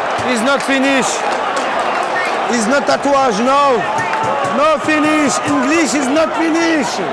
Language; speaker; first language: English; non-native, learner; French